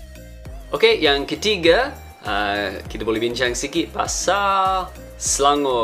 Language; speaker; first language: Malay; non-native, fluent; English